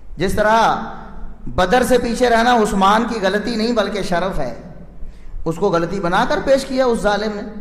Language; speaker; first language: Urdu; non-native, local second language; Punjabi